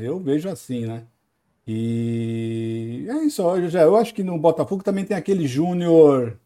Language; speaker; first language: Portuguese; native; Portuguese